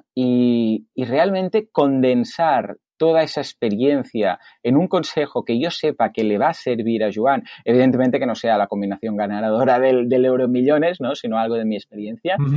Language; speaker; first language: Spanish; native; Spanish